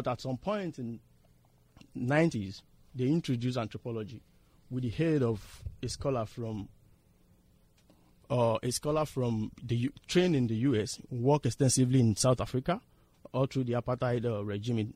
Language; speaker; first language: English; non-native, local second language; Yoruba